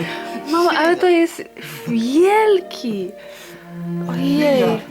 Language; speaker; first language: Polish; early bilingual, heritage; English